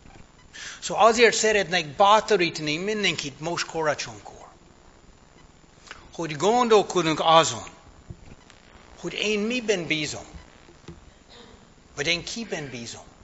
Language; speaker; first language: Hungarian; non-native, fluent; English